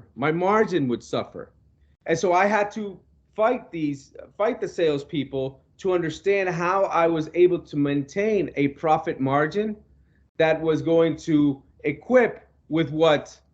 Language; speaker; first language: English; non-native, local second language; Spanish